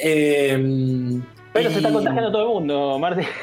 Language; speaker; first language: Spanish; native; Spanish